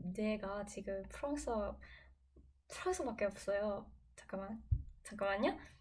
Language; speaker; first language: Korean; non-native, learner; English